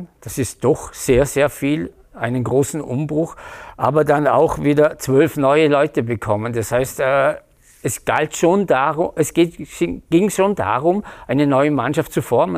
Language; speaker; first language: German; native; German